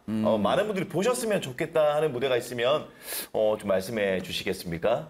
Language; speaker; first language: Korean; native; Korean